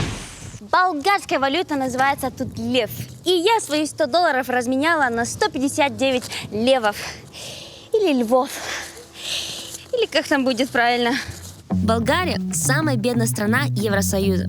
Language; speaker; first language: Russian; native; Russian